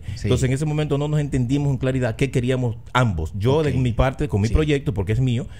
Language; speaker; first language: Spanish; native; Spanish